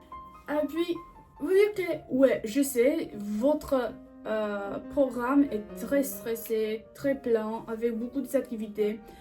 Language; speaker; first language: French; non-native, learner; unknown